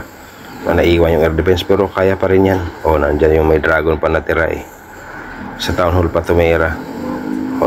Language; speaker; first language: Filipino; native; Filipino